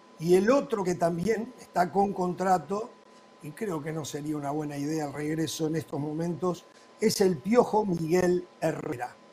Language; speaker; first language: Spanish; native; Spanish